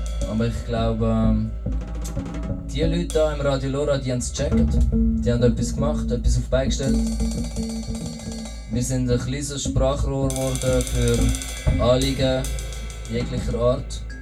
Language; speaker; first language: German; native; German